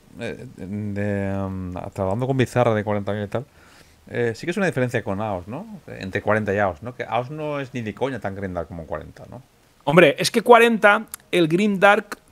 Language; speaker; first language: Spanish; native; Spanish